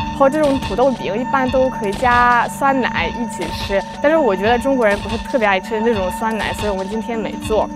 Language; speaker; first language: Chinese; non-native, fluent; Russian